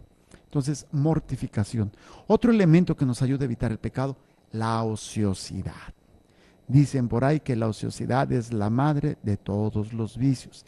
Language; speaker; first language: Spanish; native; Spanish